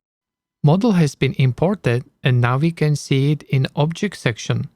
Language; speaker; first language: English; non-native, learner; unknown